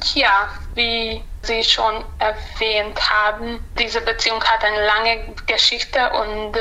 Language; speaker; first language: German; non-native, local second language; Hungarian